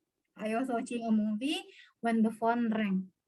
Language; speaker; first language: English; non-native, learner; Indonesian